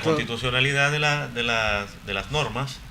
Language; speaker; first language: Spanish; native; Spanish